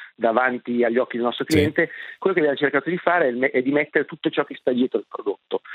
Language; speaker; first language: Italian; native; Italian